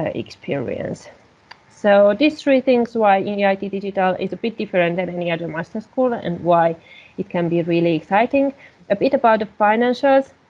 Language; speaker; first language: English; non-native, fluent; Hungarian